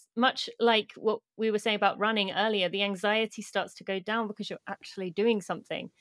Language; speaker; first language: English; native; English